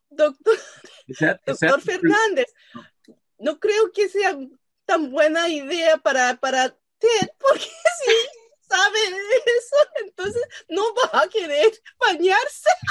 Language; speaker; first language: Spanish; non-native, learner; Japanese